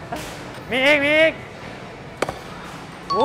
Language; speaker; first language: Thai; native; Thai